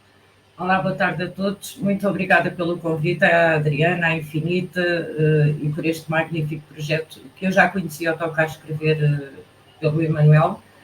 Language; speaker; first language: Portuguese; native; Portuguese